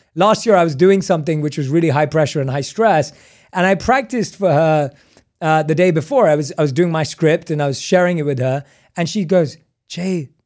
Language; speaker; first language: English; native; English